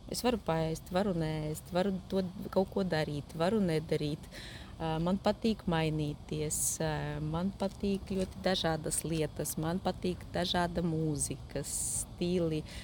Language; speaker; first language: Latvian; non-native, local second language; Polish